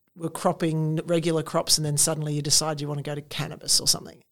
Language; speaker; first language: English; native; English